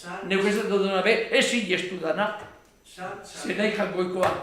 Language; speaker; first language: Basque; native; Basque